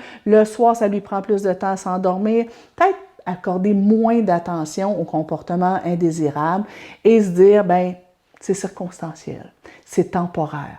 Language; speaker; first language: French; native; French